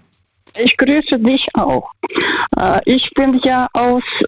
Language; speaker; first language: German; non-native, local second language; Russian